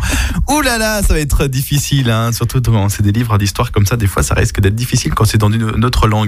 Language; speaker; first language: French; native; French